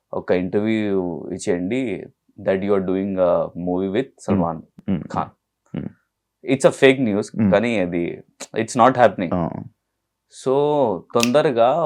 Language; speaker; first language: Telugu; non-native, learner; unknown